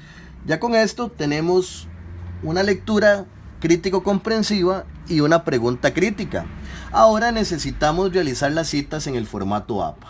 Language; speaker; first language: Spanish; native; Spanish